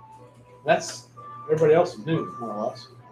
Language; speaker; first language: English; native; English